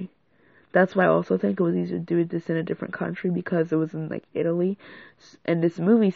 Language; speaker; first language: English; native; English